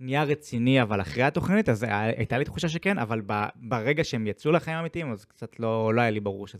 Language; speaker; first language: Hebrew; native; Hebrew